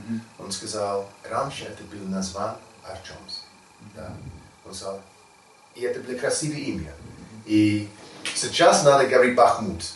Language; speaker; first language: Russian; non-native, learner; English